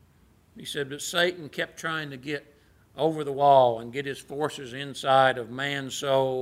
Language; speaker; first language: English; native; English